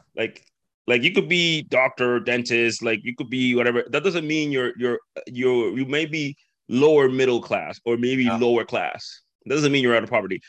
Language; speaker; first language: English; non-native, fluent; Spanish